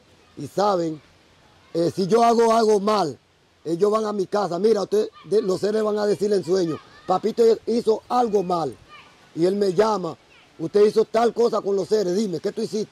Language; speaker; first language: Spanish; non-native, local second language; Haitian Creole